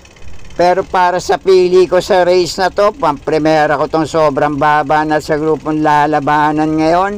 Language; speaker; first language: Filipino; native; Filipino